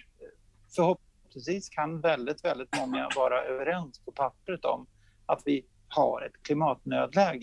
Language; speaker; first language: Swedish; native; Swedish